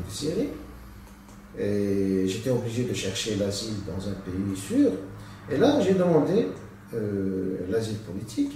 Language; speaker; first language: French; non-native, local second language; Arabic